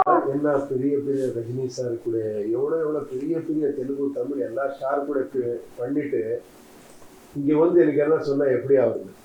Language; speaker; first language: Tamil; non-native, learner; Kannada